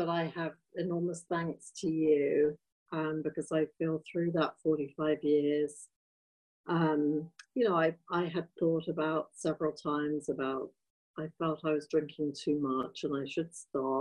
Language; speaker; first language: English; native; English